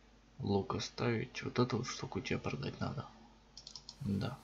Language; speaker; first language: Russian; native; Russian